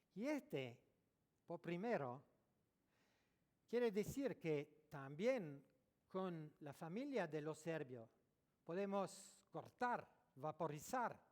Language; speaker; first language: Spanish; non-native, learner; French